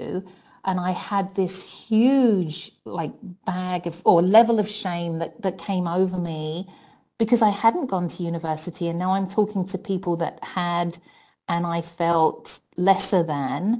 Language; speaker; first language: English; native; English